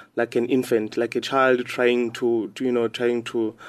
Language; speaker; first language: English; non-native, local second language; Xhosa